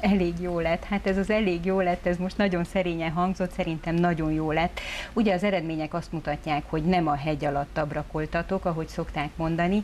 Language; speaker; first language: Hungarian; native; Hungarian